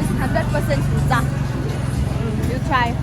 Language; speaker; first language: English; non-native, learner; Korean